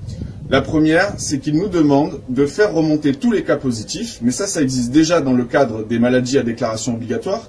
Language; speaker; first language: French; native; French